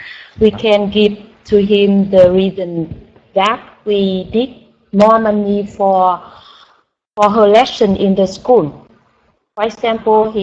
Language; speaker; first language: English; non-native, learner; Vietnamese